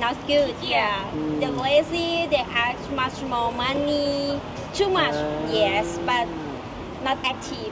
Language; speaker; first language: English; non-native, learner; Thai